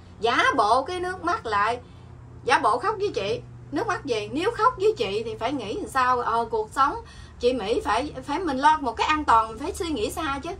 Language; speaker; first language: Vietnamese; native; Vietnamese